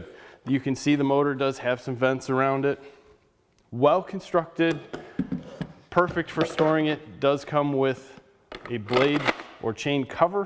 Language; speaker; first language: English; native; English